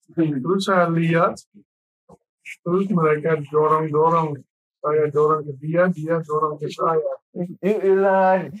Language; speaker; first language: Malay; non-native, learner; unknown